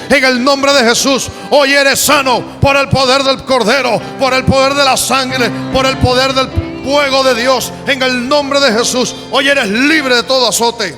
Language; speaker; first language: Spanish; native; Spanish